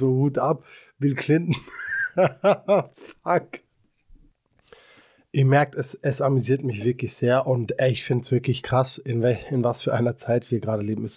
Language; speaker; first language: German; native; German